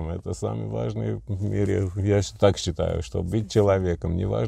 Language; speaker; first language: Russian; non-native, learner; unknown